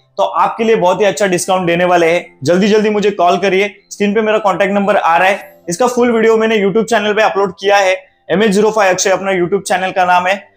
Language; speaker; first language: Hindi; non-native, local second language; Marathi